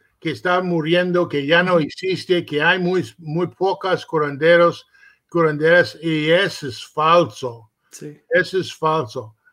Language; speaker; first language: Spanish; early bilingual, heritage; Spanish